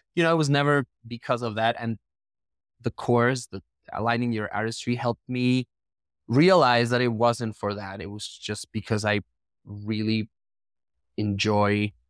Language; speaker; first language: English; non-native, fluent; Spanish